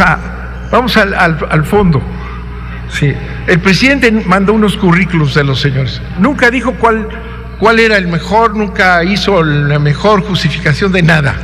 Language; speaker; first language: Spanish; native; Spanish